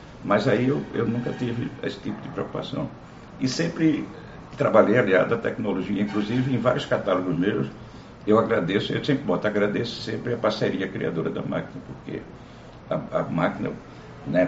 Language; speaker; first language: Portuguese; native; Portuguese